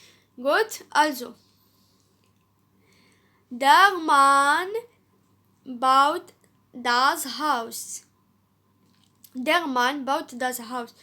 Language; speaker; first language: German; non-native, learner; Arabic